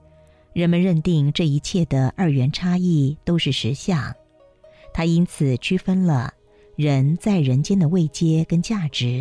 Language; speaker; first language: Chinese; native; Chinese